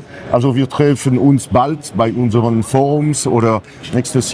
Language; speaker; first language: German; non-native, fluent; French